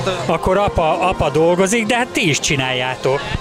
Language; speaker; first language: Hungarian; native; Hungarian